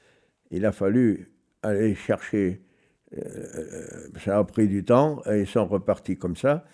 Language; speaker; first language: French; native; French